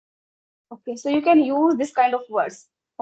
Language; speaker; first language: English; non-native, local second language; Hindi